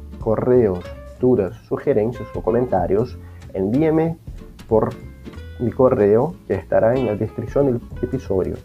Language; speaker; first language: Spanish; non-native, fluent; Portuguese